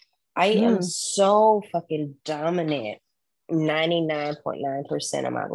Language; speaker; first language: English; native; English